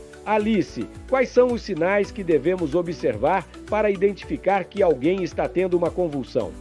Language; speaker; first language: Portuguese; native; Portuguese